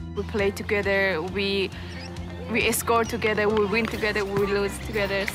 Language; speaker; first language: English; non-native, fluent; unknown